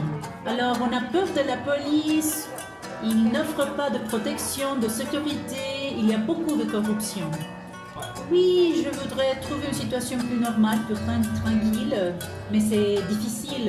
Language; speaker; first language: French; non-native, fluent; Spanish